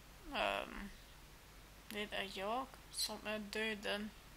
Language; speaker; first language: Swedish; non-native, learner; German